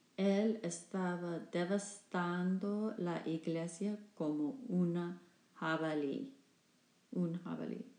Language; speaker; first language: Spanish; non-native, learner; English